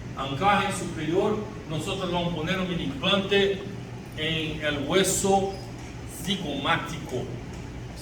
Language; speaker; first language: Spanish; non-native, learner; Portuguese